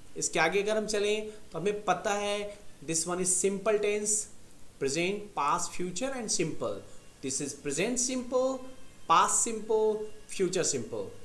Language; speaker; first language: Hindi; native; Hindi